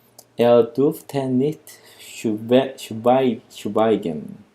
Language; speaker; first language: German; non-native, fluent; Korean